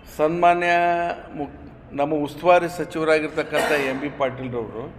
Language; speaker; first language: Kannada; native; Kannada